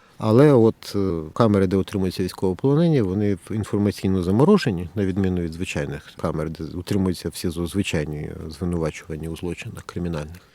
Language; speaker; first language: Ukrainian; native; Ukrainian